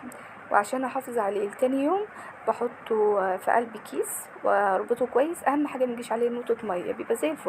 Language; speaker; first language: Arabic; native; Arabic